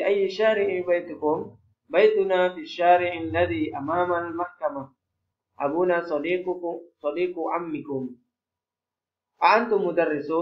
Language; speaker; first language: Arabic; non-native, fluent; Indonesian